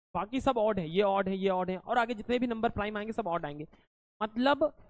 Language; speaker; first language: Hindi; native; Hindi